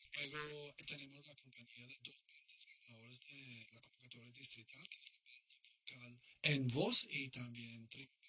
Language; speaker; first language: Spanish; non-native, fluent; English